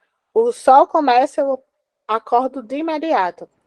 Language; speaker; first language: Portuguese; native; Portuguese